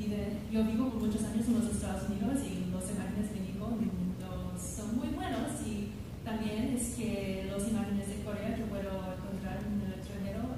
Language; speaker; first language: Spanish; non-native, fluent; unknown